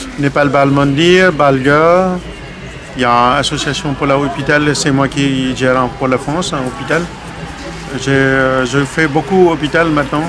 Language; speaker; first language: French; non-native, learner; Nepali